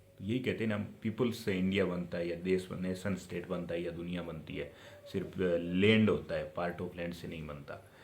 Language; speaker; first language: Hindi; non-native, local second language; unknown